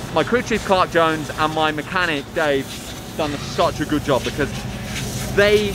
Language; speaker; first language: English; native; English